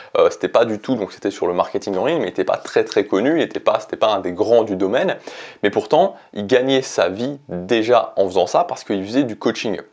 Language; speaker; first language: French; native; French